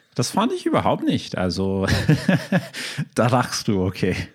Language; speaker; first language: German; non-native, fluent; English